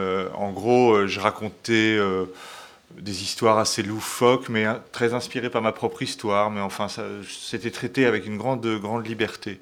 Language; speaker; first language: French; native; French